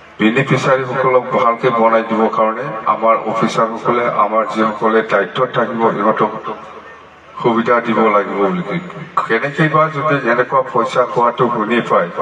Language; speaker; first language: Assamese; non-native, local second language; Bodo